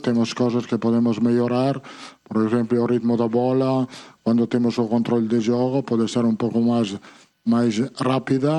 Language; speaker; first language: Portuguese; non-native, fluent; Italian